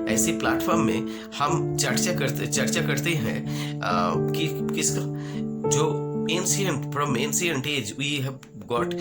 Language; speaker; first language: Hindi; non-native, local second language; Bangla